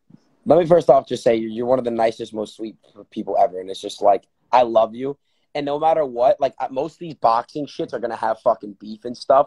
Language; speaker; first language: English; native; English